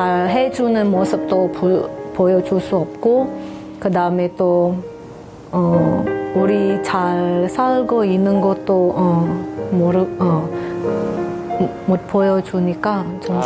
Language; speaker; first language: Korean; non-native, local second language; Indonesian